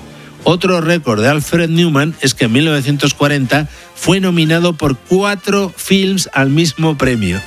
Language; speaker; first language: Spanish; native; Spanish